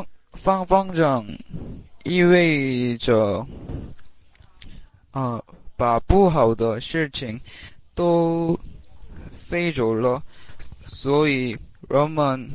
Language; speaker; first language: Chinese; non-native, learner; English